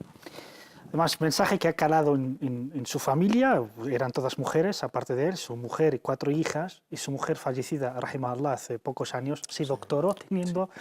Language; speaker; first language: Spanish; native; Spanish